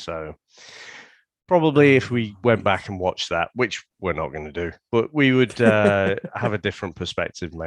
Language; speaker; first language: English; native; English